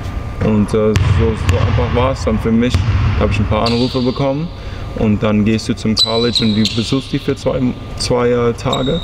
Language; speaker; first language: German; early bilingual, heritage; English